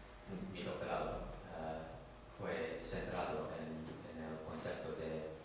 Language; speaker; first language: Spanish; non-native, fluent; English